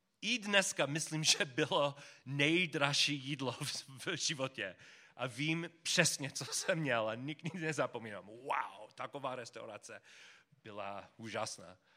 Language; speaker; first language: Czech; non-native, learner; English